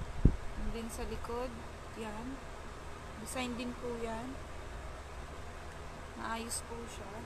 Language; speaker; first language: Filipino; native; Filipino